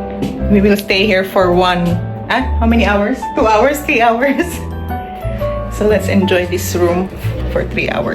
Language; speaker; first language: English; non-native, local second language; Filipino